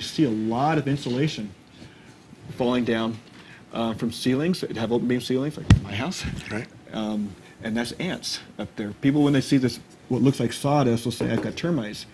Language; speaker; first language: English; native; English